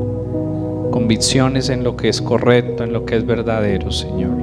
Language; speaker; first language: Spanish; native; Spanish